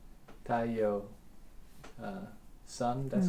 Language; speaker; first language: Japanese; non-native, learner; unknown